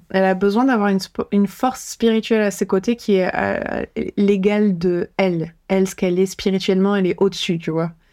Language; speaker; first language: French; native; French